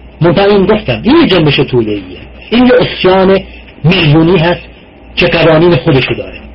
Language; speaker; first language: Persian; non-native, local second language; Azerbaijani